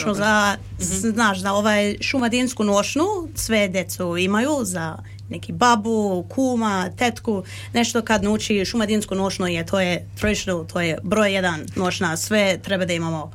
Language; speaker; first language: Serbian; early bilingual, heritage; Serbian